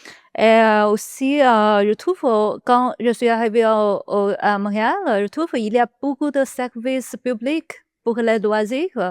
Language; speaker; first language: French; non-native, learner; Chinese